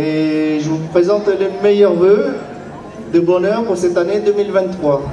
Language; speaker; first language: French; early bilingual, other home language; Hmong